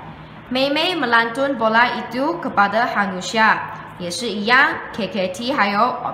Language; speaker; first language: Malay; non-native, local second language; Chinese